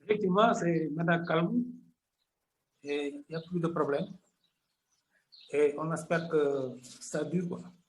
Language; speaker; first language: French; non-native, local second language; Wolof